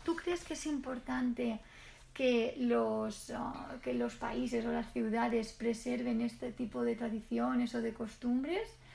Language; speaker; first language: Spanish; native; Spanish